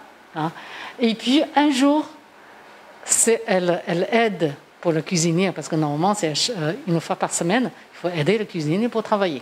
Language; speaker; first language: French; non-native, fluent; Chinese